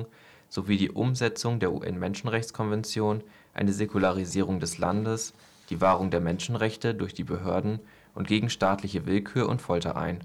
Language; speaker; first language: German; native; German